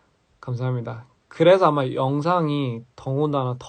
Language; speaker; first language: Korean; early bilingual, heritage; English